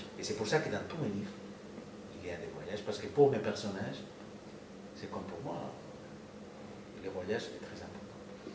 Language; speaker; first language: French; non-native, fluent; Spanish